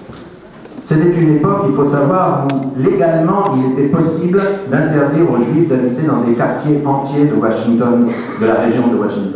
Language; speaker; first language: French; native; French